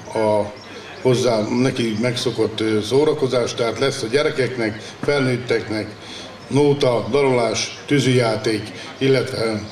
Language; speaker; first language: Hungarian; native; Hungarian